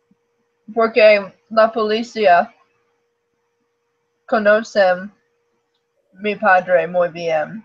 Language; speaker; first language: Spanish; non-native, learner; English